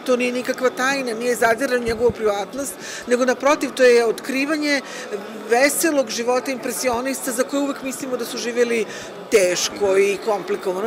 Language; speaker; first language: Serbian; native; Serbian